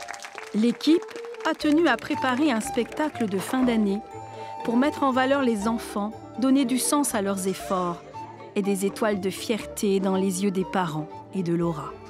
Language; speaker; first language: French; native; French